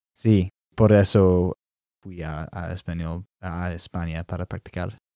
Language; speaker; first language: Spanish; non-native, learner; English